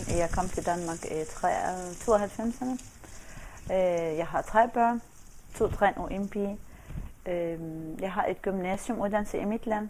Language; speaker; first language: Danish; non-native, fluent; Arabic